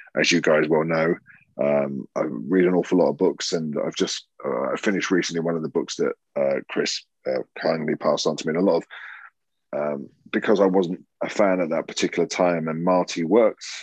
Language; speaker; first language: English; native; English